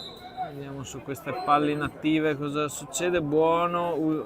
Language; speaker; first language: Italian; native; Italian